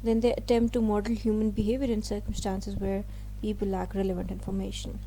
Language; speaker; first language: English; non-native, local second language; Urdu